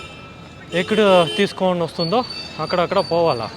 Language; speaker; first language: Telugu; non-native, learner; Kannada